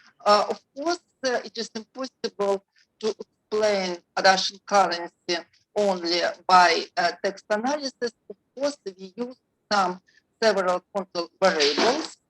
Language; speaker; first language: English; non-native, learner; Russian